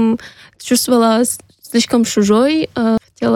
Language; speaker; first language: Russian; non-native, learner; Arabic